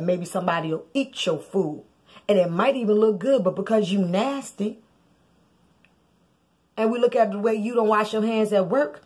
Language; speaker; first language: English; native; English